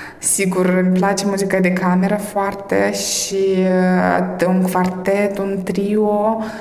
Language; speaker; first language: Romanian; early bilingual, heritage; Romanian